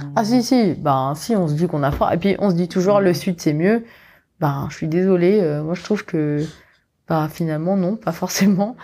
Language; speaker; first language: French; non-native, local second language; Morisyen